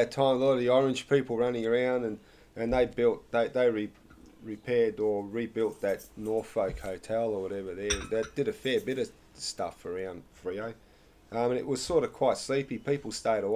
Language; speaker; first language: English; non-native, local second language; Croatian